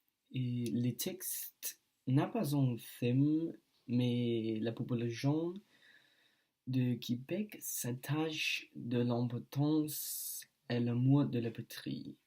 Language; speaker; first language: French; non-native, learner; Danish